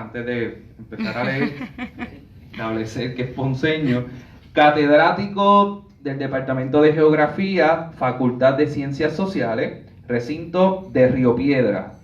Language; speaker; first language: Spanish; native; Spanish